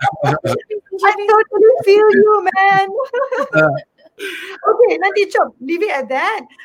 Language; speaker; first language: English; non-native, local second language; Malay